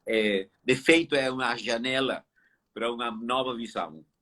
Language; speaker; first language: Portuguese; non-native, learner; Spanish